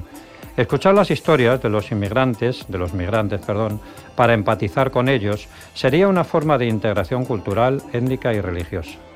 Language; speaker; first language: Spanish; native; Spanish